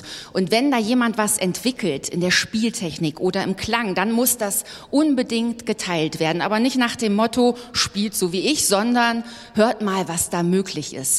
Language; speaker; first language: German; native; German